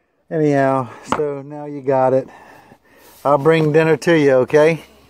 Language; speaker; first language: English; native; English